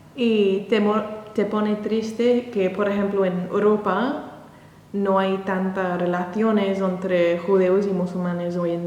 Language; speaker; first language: Spanish; non-native, learner; English